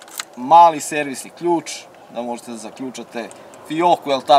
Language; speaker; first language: Serbian; native; Serbian